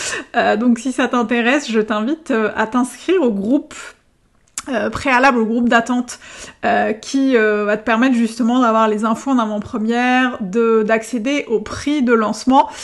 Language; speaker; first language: French; native; French